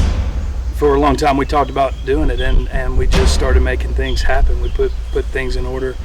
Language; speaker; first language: English; native; English